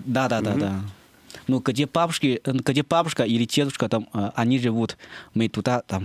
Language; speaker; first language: Russian; non-native, learner; Chinese